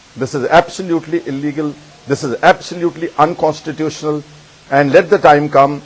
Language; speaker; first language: English; non-native, local second language; Punjabi